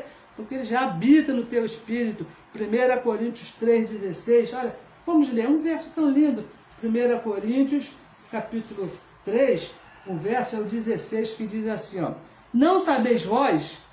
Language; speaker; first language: Portuguese; native; Portuguese